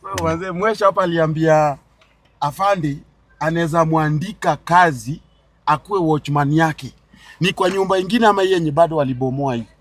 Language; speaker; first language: Swahili; native; Swahili